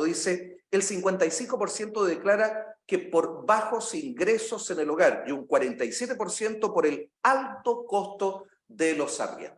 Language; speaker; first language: Spanish; native; Spanish